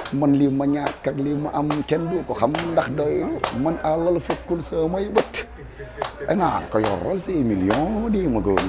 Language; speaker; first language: Wolof; native; Wolof